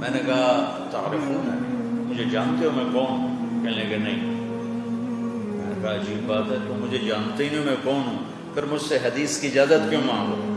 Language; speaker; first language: Urdu; non-native, local second language; Punjabi